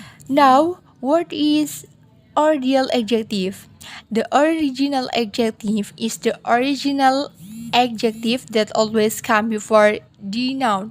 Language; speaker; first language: English; non-native, learner; Indonesian